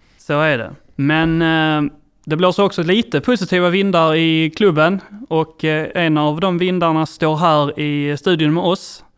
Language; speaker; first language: Swedish; native; Swedish